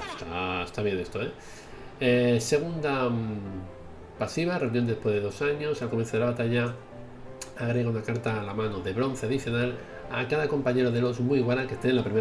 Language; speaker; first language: Spanish; native; Spanish